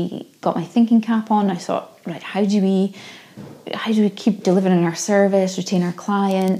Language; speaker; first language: English; native; English